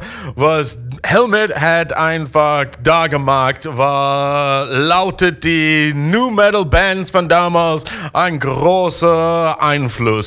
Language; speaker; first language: German; non-native, learner; English